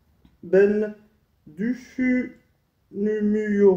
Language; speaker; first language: Turkish; non-native, learner; French